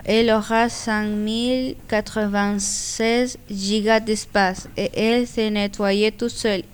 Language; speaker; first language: French; non-native, learner; Spanish